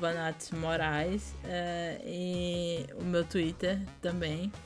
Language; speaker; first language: Portuguese; native; Portuguese